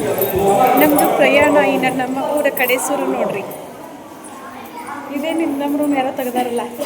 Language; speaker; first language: Kannada; native; Kannada